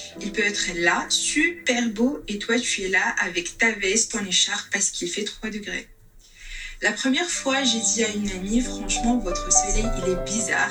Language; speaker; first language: French; non-native, local second language; Arabic